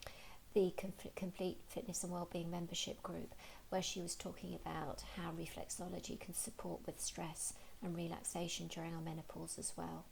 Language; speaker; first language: English; native; English